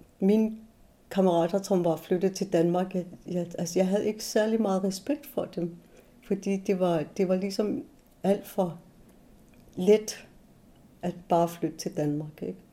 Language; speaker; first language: Danish; non-native, local second language; Kalaallisut